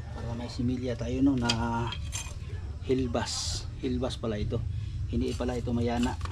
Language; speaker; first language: Filipino; non-native, local second language; Cebuano